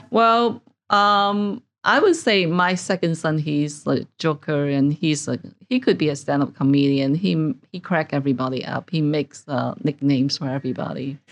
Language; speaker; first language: English; non-native, local second language; Cantonese